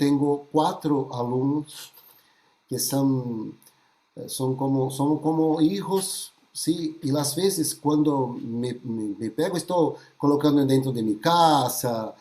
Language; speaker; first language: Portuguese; non-native, fluent; Spanish